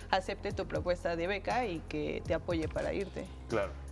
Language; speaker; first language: Spanish; native; Spanish